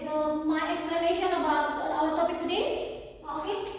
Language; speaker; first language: English; non-native, fluent; Indonesian